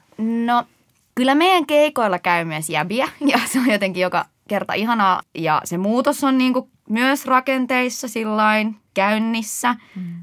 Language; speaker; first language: Finnish; native; Finnish